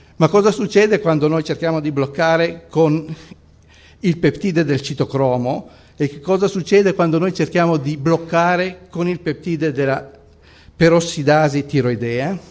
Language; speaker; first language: Italian; native; Italian